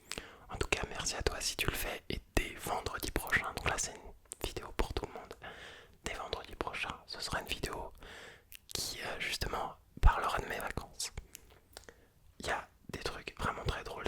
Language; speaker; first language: French; native; French